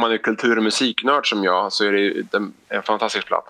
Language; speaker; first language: Swedish; native; Swedish